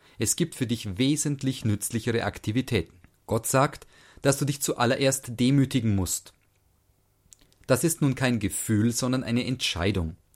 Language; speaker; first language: German; non-native, fluent; English